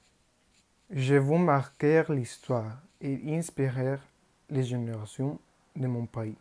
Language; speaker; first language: French; non-native, learner; Spanish